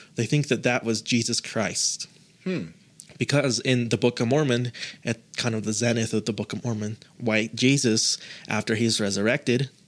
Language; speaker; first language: English; native; English